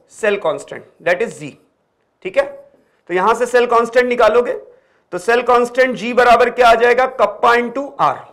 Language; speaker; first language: Hindi; native; Hindi